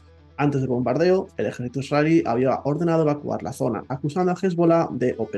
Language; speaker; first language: Spanish; native; Spanish